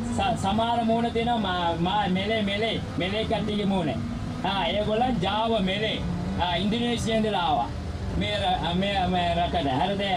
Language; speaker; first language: Sinhala; non-native, local second language; Tamil